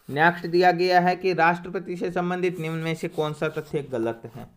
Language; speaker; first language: Hindi; native; Hindi